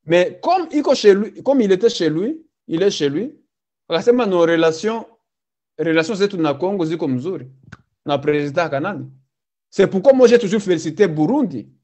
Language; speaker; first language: French; non-native, local second language; Swahili